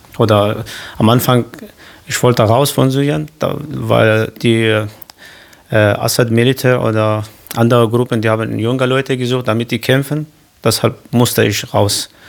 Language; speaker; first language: German; non-native, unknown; Kurdish